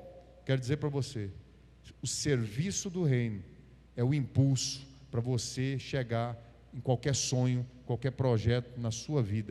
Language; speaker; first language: Portuguese; native; Portuguese